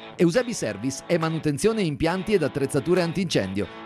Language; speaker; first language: Italian; native; Italian